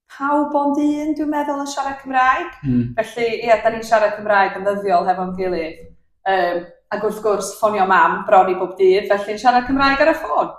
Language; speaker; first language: Welsh; native; Welsh